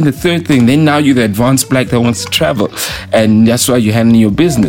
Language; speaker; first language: English; non-native, local second language; Zulu